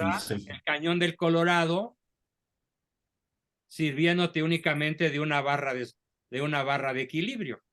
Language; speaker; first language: Spanish; native; Spanish